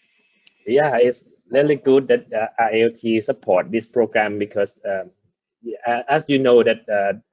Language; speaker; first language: English; non-native, fluent; Thai